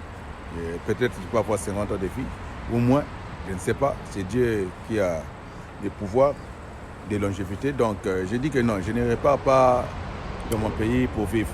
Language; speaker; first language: French; non-native, local second language; Lingala